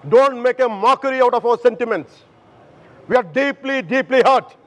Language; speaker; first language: English; non-native, local second language; Telugu